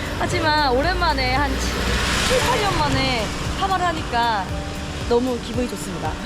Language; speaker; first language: Korean; native; Korean